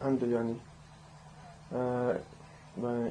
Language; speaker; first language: Arabic; non-native, learner; French